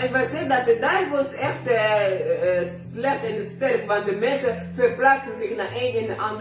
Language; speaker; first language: Dutch; non-native, learner; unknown